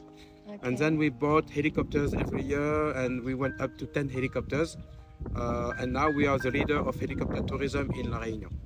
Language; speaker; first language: English; non-native, fluent; French